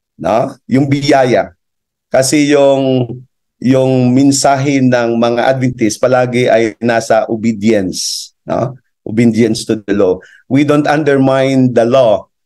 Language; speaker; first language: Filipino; non-native, local second language; Cebuano